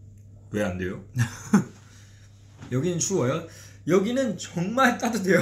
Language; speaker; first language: Korean; non-native, fluent; Chinese